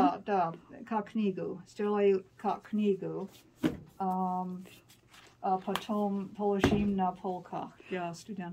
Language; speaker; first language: Russian; non-native, learner; English